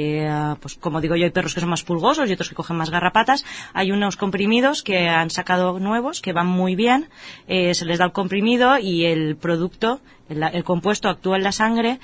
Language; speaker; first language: Spanish; native; Spanish